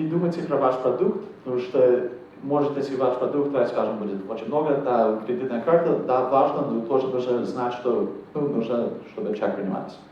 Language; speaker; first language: Russian; non-native, fluent; English